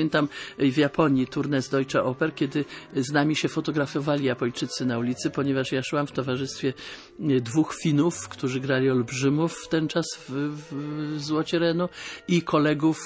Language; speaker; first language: Polish; native; Polish